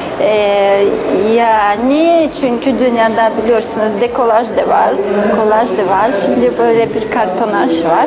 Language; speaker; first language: Turkish; non-native, fluent; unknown